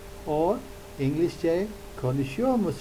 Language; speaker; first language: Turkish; non-native, learner; English